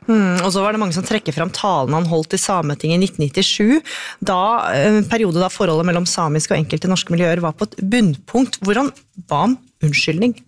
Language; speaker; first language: Norwegian; native; Norwegian